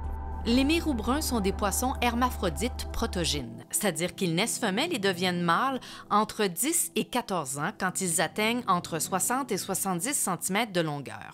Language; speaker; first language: French; native; French